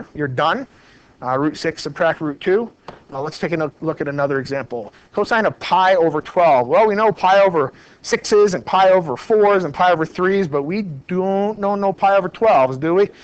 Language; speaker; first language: English; native; English